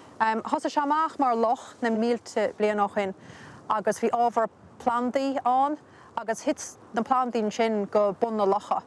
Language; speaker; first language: Irish; native; Irish